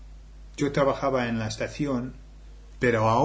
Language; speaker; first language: Spanish; non-native, fluent; English